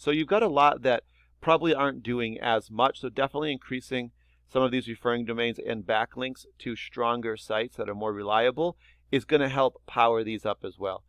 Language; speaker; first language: English; native; English